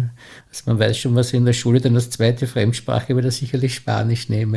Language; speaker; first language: German; native; German